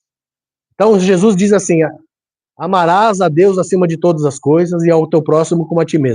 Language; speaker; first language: Portuguese; native; Portuguese